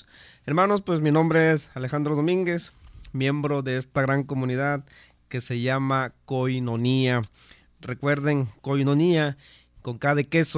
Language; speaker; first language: Spanish; native; Spanish